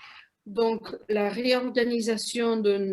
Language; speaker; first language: French; non-native, fluent; Spanish